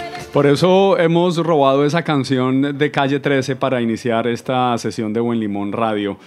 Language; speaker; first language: Spanish; native; Spanish